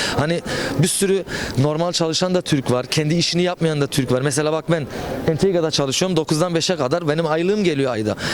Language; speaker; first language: Turkish; early bilingual, heritage; Turkish